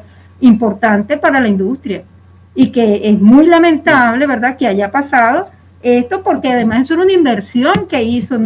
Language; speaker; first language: Spanish; native; Spanish